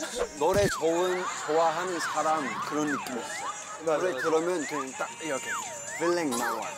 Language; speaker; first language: Korean; non-native, learner; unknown